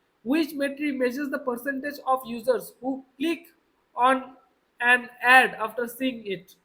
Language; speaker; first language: English; non-native, local second language; Bangla